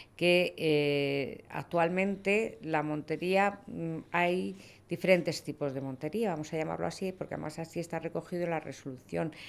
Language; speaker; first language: Spanish; native; Spanish